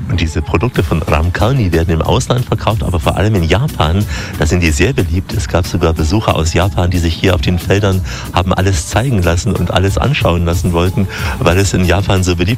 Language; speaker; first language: German; native; German